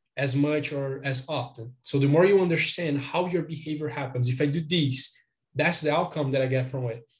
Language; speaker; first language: English; non-native, fluent; Portuguese